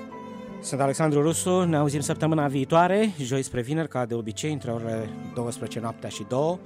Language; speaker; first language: Romanian; native; Romanian